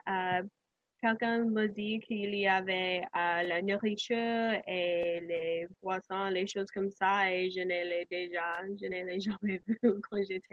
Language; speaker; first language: French; non-native, learner; English